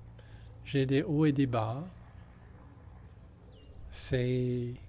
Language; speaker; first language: French; non-native, fluent; English